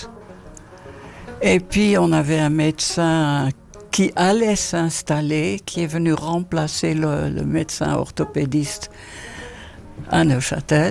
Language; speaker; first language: French; non-native, fluent; Dutch